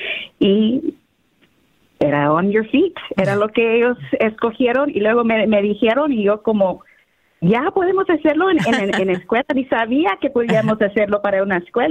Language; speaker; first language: Spanish; early bilingual, heritage; Spanish